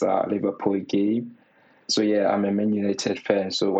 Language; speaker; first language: English; non-native, local second language; Tswana